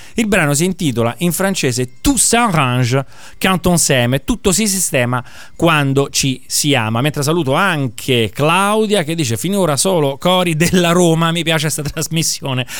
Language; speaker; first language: Italian; native; Italian